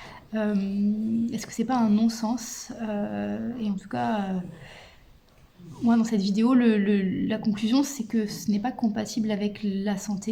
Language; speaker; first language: French; native; French